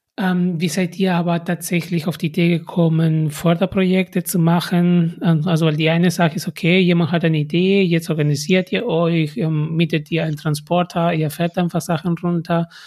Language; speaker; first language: German; non-native, fluent; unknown